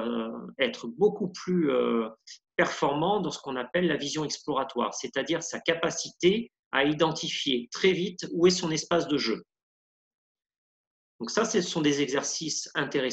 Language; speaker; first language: French; native; French